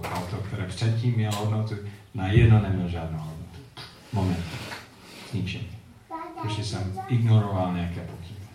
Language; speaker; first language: Czech; non-native, fluent; English